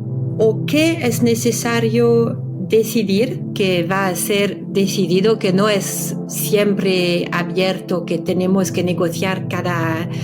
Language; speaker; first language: Spanish; non-native, fluent; French